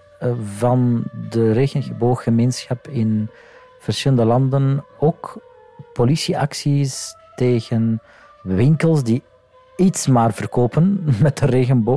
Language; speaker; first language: Dutch; non-native, fluent; Arabic